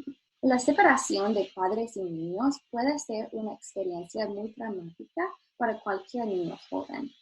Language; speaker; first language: Spanish; non-native, learner; English